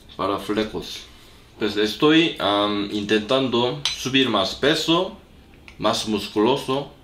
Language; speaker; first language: Spanish; non-native, learner; Korean